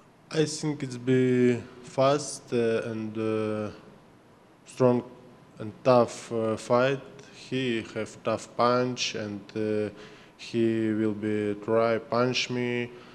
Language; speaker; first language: English; non-native, learner; Russian